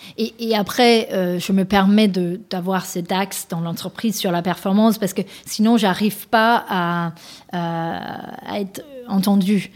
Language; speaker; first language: French; non-native, fluent; Danish